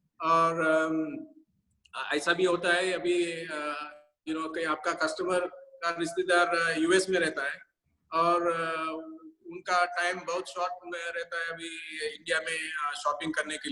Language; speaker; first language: Hindi; non-native, local second language; Tamil